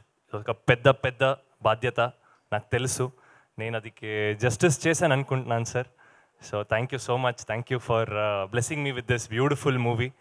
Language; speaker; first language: Telugu; non-native, learner; Kannada